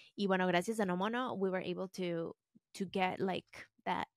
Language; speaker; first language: English; early bilingual, other home language; Spanish